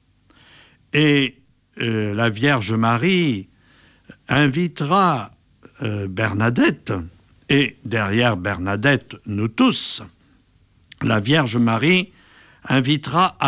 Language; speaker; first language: French; native; French